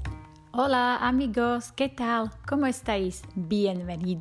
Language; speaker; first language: Spanish; non-native, fluent; Slovak